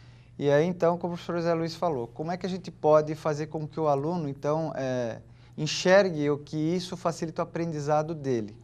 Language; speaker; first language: Portuguese; native; Portuguese